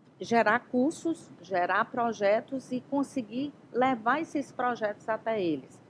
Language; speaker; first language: Portuguese; native; Portuguese